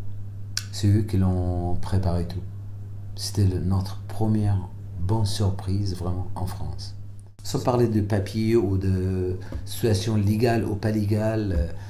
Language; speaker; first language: French; non-native, fluent; Arabic